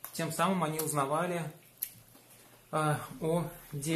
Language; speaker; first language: Russian; native; Russian